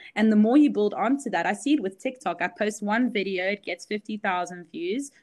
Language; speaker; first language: English; early bilingual, other home language; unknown